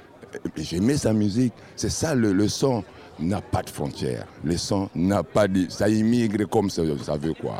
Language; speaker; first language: French; non-native, local second language; Lingala